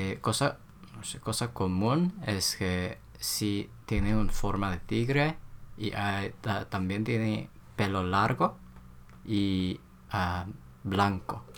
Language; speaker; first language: Spanish; non-native, learner; Korean